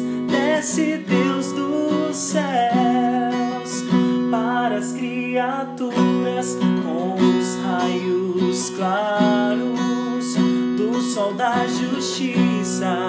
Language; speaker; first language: Portuguese; native; Portuguese